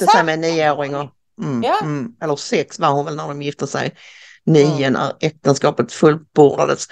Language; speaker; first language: Swedish; native; Swedish